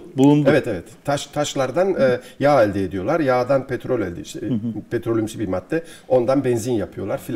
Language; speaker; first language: Turkish; native; Turkish